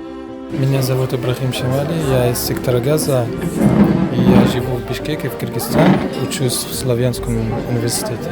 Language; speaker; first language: Russian; non-native, fluent; Arabic